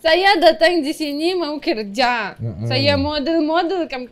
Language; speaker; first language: Indonesian; non-native, learner; Russian